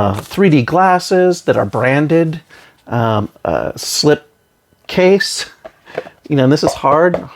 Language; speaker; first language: English; native; English